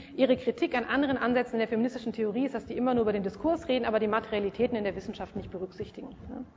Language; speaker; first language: German; native; German